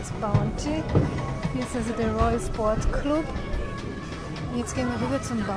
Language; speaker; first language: German; native; German